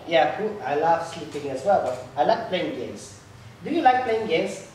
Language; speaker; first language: English; non-native, fluent; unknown